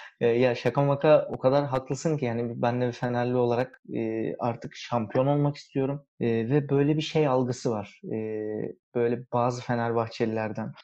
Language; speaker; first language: Turkish; early bilingual, heritage; Turkish